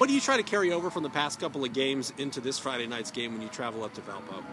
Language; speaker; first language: English; native; English